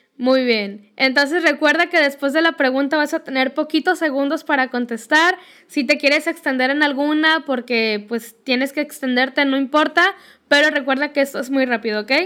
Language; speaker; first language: Spanish; native; Spanish